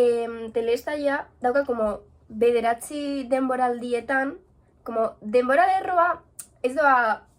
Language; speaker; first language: Basque; non-native, local second language; Spanish